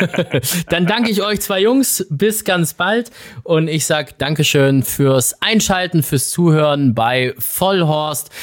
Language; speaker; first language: German; native; German